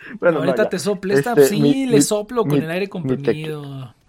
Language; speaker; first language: Spanish; native; Spanish